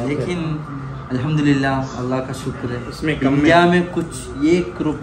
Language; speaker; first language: Hindi; non-native, local second language; Malayalam